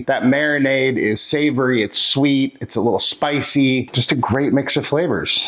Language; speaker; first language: English; native; English